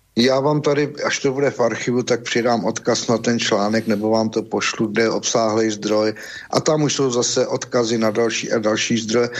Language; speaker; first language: Czech; native; Czech